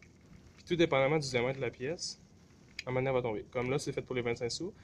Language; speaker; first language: French; native; French